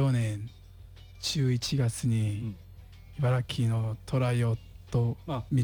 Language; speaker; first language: Japanese; non-native, learner; Korean